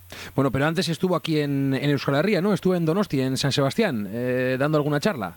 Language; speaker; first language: Spanish; native; Spanish